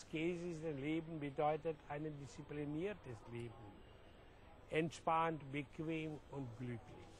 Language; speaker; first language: German; non-native, fluent; Hindi